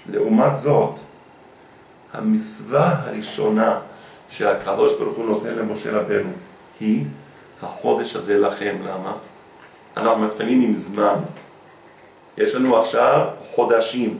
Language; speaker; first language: Hebrew; non-native, fluent; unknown